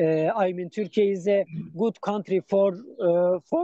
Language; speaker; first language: English; non-native, learner; Turkish